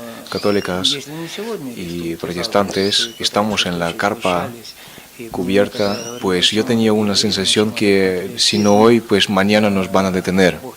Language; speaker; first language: Spanish; non-native, fluent; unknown